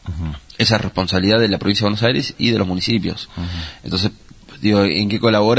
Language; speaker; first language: Spanish; native; Spanish